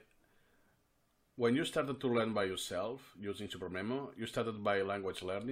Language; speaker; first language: English; non-native, fluent; Spanish